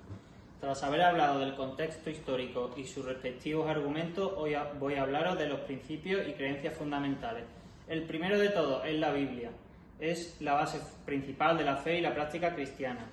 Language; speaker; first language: Spanish; native; Spanish